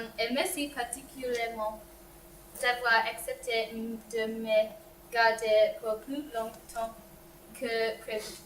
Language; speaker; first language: French; non-native, learner; English